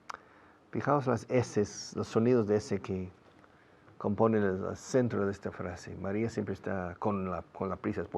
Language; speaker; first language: Spanish; non-native, fluent; English